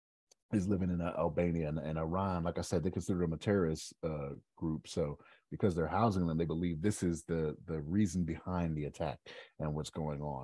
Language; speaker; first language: English; native; English